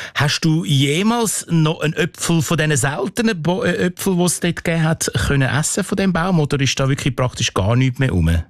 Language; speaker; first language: German; native; German